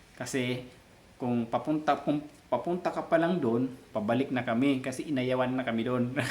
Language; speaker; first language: Filipino; non-native, local second language; Cebuano